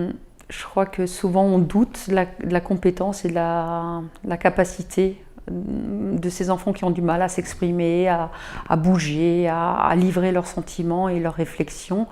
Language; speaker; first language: French; native; French